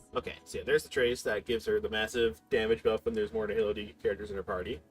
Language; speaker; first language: English; native; English